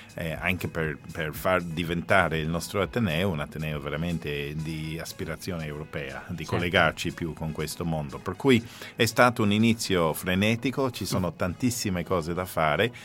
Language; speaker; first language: Italian; non-native, fluent; English